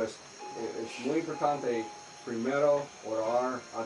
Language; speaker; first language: Spanish; non-native, learner; English